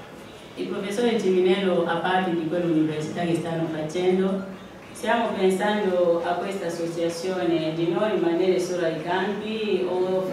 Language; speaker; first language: Italian; non-native, fluent; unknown